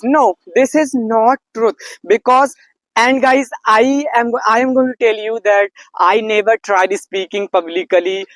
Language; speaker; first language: English; non-native, learner; Hindi